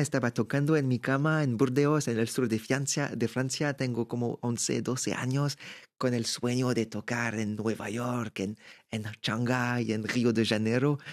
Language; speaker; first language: Spanish; non-native, learner; French